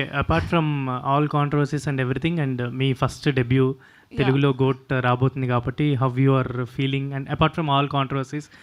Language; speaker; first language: Telugu; native; Telugu